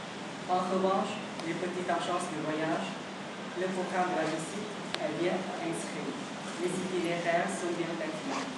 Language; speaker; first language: French; non-native, learner; Vietnamese